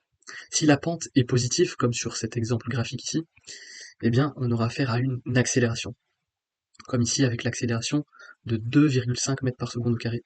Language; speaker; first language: French; native; French